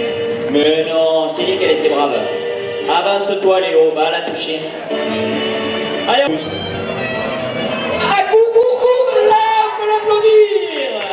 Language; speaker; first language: French; native; French